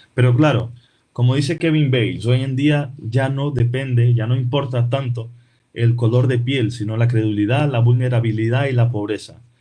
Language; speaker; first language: Spanish; early bilingual, other home language; Portuguese